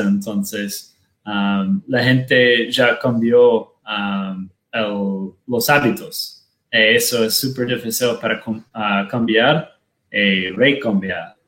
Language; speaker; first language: Spanish; non-native, learner; Portuguese